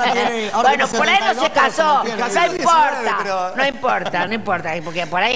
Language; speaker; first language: Spanish; native; Spanish